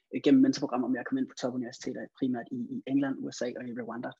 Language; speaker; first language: Danish; native; Danish